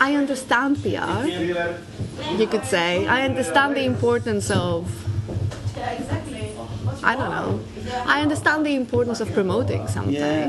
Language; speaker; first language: English; non-native, fluent; Greek